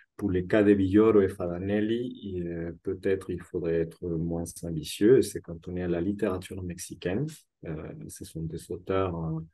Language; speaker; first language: French; non-native, fluent; Spanish